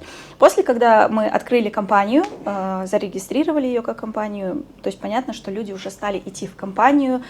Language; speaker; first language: Russian; native; Russian